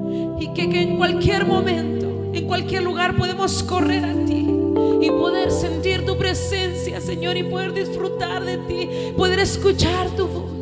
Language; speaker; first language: Spanish; native; Spanish